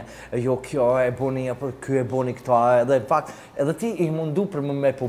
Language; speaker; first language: Albanian; native; Albanian